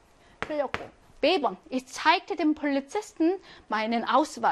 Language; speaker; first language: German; non-native, fluent; Korean